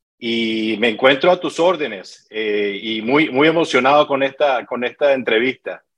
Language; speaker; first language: Spanish; native; Spanish